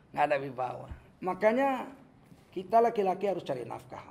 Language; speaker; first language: Indonesian; native; Indonesian